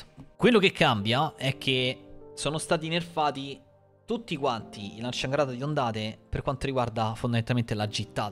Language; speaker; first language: Italian; native; Italian